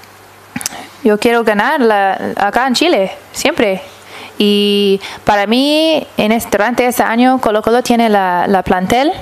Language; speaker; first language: Spanish; early bilingual, heritage; English